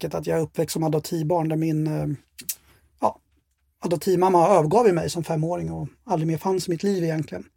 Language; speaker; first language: Swedish; native; Swedish